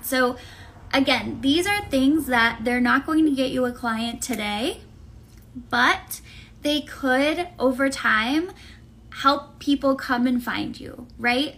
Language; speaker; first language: English; native; English